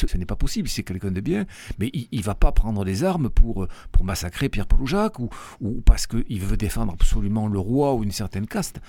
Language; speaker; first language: French; native; French